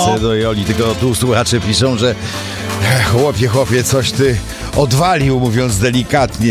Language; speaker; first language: Polish; native; Polish